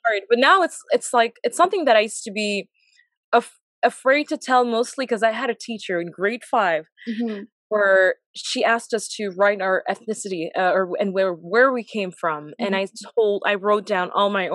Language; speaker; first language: English; non-native, fluent; French